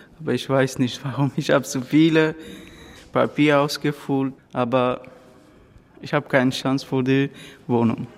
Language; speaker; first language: German; non-native, learner; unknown